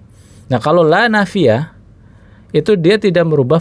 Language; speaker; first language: Indonesian; native; Indonesian